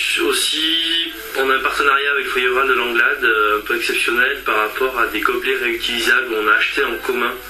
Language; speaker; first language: French; native; French